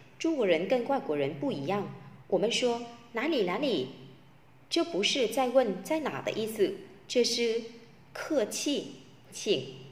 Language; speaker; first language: Chinese; non-native, fluent; Vietnamese